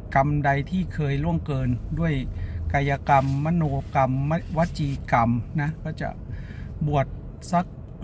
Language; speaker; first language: Thai; native; Thai